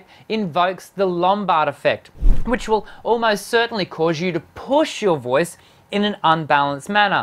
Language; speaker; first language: English; native; English